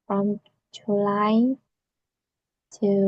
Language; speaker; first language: English; non-native, learner; Vietnamese